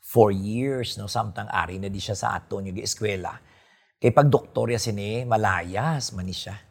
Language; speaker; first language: English; non-native, local second language; Hiligaynon